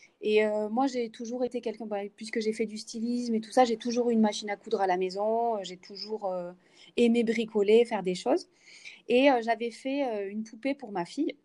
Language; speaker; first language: French; native; French